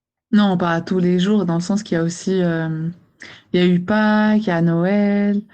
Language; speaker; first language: French; native; French